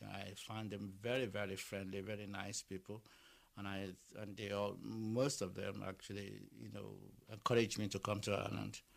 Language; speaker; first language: English; non-native, local second language; Yoruba